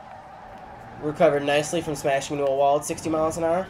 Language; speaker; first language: English; native; English